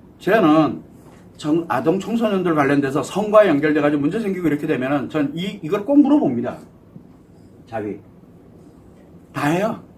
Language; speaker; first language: Korean; native; Korean